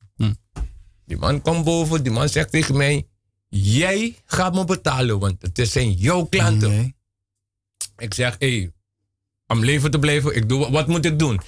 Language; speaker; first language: Dutch; non-native, local second language; Papiamento